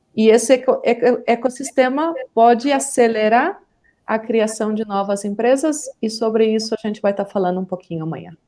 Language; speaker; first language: Portuguese; native; Portuguese